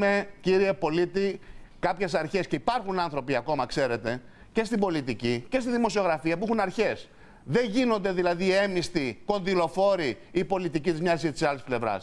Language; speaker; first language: Greek; native; Greek